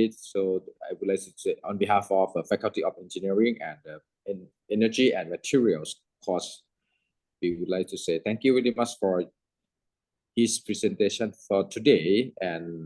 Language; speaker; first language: English; non-native, fluent; Thai